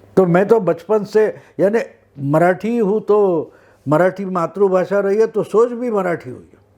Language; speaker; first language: Hindi; non-native, local second language; Marathi